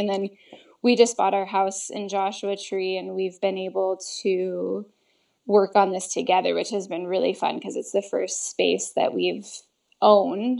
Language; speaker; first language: English; native; English